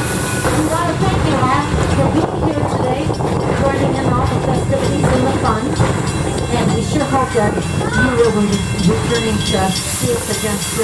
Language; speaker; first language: English; native; English